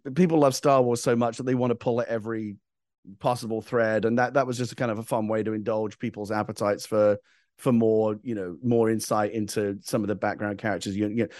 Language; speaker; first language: English; native; English